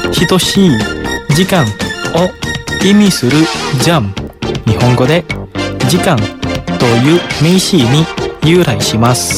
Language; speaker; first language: Japanese; non-native, fluent; Indonesian